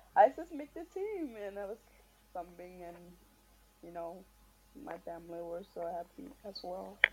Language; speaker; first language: English; non-native, fluent; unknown